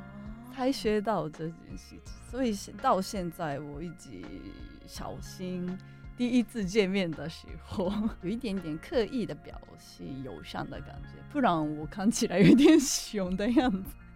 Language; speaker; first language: Chinese; non-native, fluent; Japanese